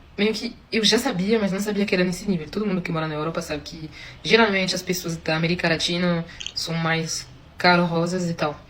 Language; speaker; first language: Portuguese; non-native, fluent; French